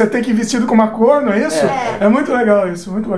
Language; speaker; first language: Portuguese; native; Portuguese